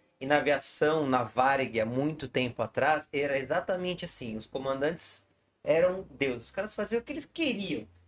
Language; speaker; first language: Portuguese; native; Portuguese